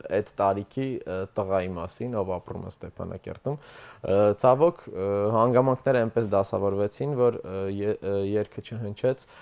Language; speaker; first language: Armenian; native; Armenian